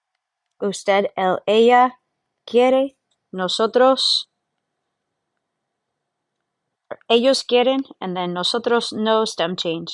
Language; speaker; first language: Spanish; non-native, fluent; English